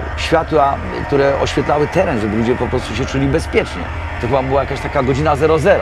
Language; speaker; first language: Polish; native; Polish